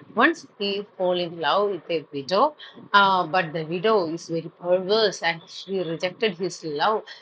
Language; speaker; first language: English; non-native, local second language; Malayalam